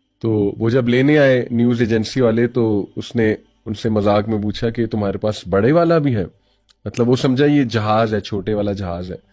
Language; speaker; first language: Urdu; native; Urdu